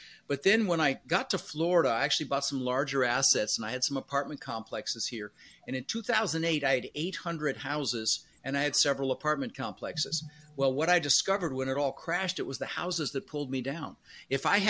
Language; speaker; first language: English; early bilingual, other home language; Dutch